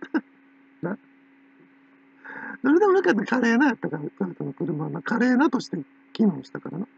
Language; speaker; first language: Japanese; native; Japanese